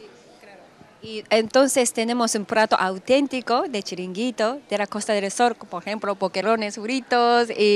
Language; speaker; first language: Spanish; non-native, fluent; Japanese